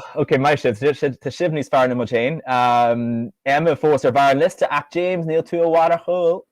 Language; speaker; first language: Irish; native; Irish